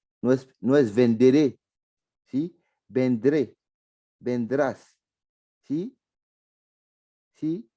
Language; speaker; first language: Spanish; non-native, fluent; French